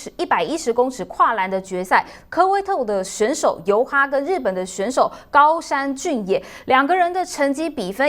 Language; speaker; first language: Chinese; native; Chinese